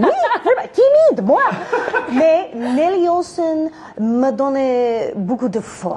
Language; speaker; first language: French; non-native, learner; English